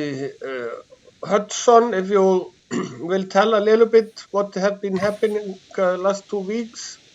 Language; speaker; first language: English; non-native, fluent; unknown